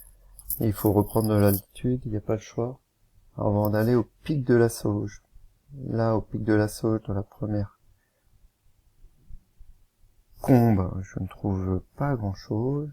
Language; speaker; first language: French; native; French